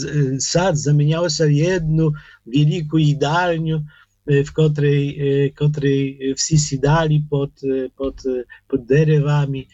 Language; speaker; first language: Polish; non-native, learner; Ukrainian